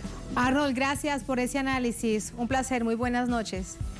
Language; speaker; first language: Spanish; native; Spanish